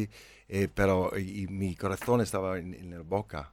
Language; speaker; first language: Spanish; non-native, learner; English